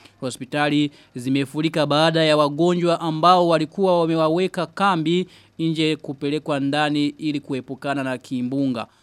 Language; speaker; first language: Swahili; non-native, local second language; Rundi